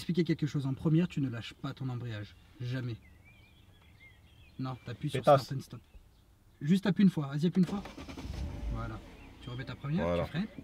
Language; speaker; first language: French; native; French